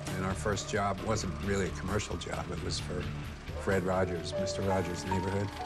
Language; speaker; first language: English; native; English